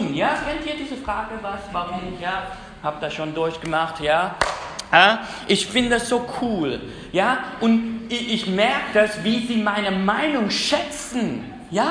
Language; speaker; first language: German; non-native, fluent; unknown